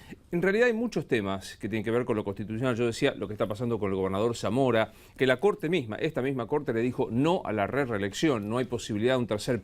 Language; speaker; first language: Spanish; native; Spanish